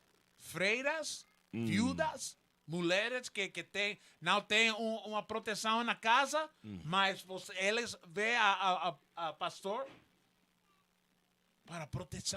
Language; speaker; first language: Portuguese; non-native, learner; Spanish